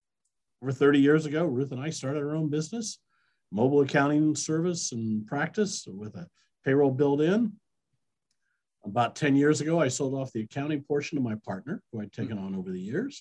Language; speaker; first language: English; native; English